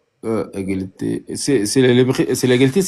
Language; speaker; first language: French; non-native, learner; Arabic